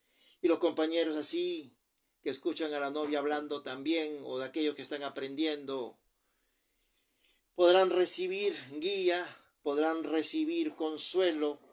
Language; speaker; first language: Spanish; native; Spanish